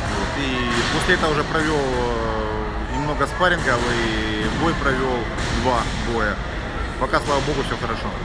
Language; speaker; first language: Russian; native; Russian